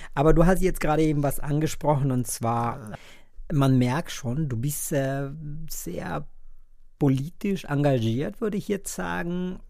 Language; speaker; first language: German; non-native, fluent; Spanish